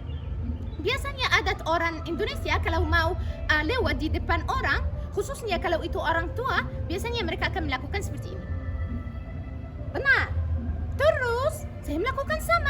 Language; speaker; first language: Indonesian; non-native, learner; Arabic